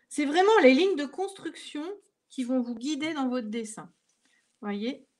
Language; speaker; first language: French; native; French